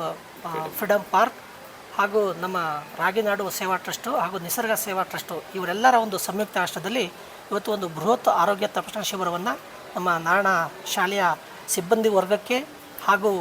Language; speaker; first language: Kannada; native; Kannada